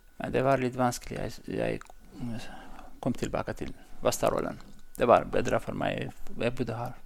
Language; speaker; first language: Norwegian; non-native, learner; Central Kurdish